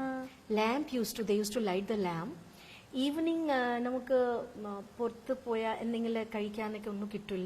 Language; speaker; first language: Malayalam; non-native, local second language; Bangla